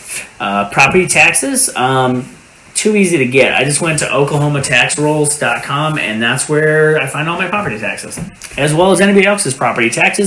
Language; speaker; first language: English; native; English